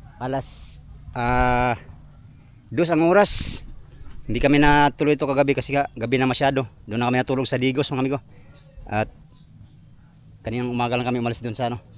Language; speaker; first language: Filipino; non-native, local second language; Cebuano